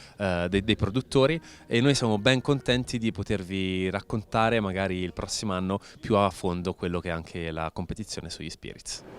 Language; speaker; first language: Italian; native; Italian